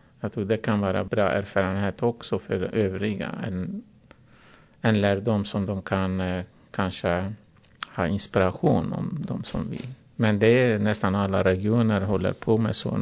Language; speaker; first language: Swedish; non-native, fluent; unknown